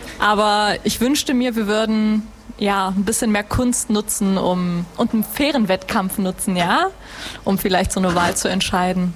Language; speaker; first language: German; native; German